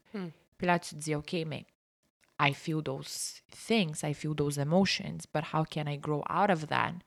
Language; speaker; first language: French; early bilingual, other home language; Bulgarian